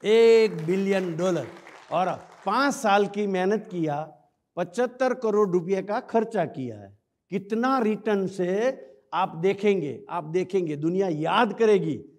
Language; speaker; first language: Hindi; non-native, local second language; Gujarati